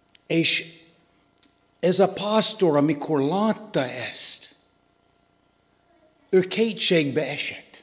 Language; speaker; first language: Hungarian; non-native, learner; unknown